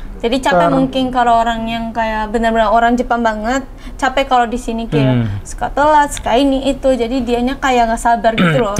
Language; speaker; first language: Indonesian; non-native, fluent; Japanese